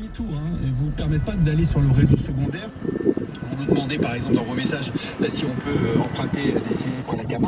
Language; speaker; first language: French; native; French